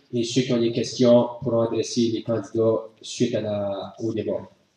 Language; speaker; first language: French; native; French